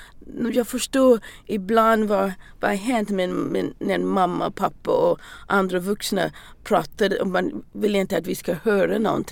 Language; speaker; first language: Swedish; non-native, learner; English